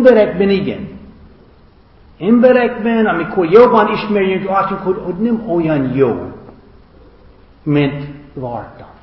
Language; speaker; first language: Hungarian; non-native, learner; English